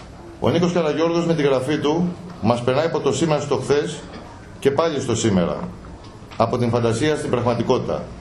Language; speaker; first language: Greek; native; Greek